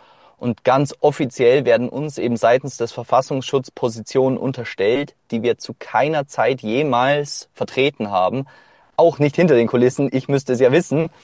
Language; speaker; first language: German; native; German